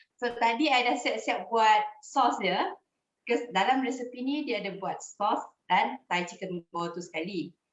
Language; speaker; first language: Malay; native; Malay